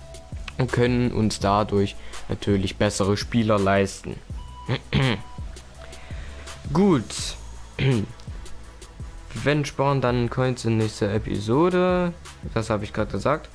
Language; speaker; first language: German; native; German